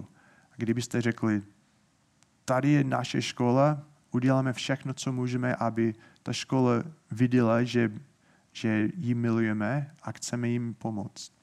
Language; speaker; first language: Czech; non-native, fluent; English